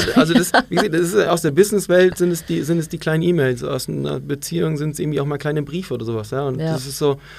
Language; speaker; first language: German; native; German